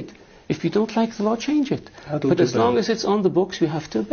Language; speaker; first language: English; non-native, fluent; Arabic